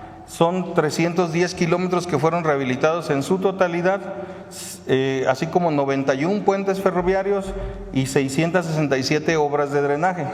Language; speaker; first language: Spanish; native; Spanish